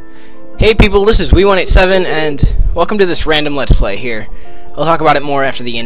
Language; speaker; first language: English; native; English